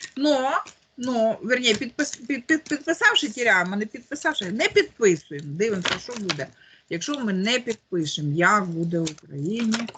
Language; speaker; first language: Ukrainian; native; Ukrainian